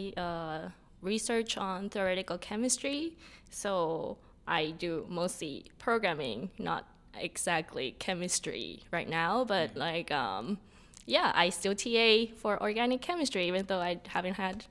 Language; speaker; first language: English; non-native, fluent; Spanish